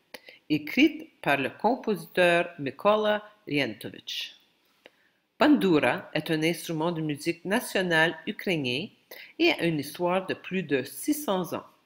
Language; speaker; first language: French; non-native, local second language; Ukrainian